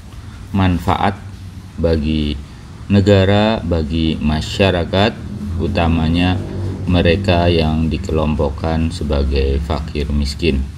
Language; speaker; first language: Indonesian; native; Indonesian